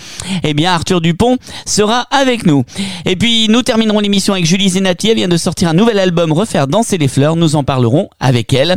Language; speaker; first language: French; native; French